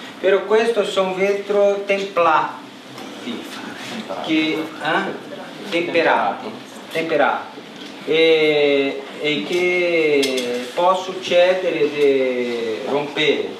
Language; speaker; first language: Italian; non-native, learner; Portuguese